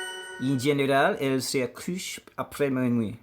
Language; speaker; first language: French; non-native, learner; English